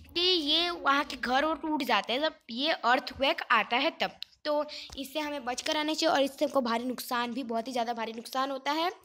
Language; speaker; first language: Hindi; non-native, local second language; Gujarati